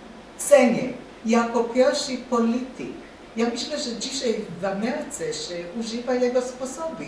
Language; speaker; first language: Polish; non-native, fluent; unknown